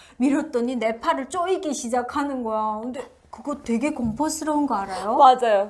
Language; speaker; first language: Korean; native; Korean